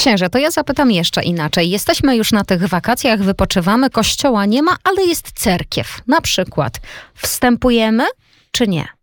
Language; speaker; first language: Polish; native; Polish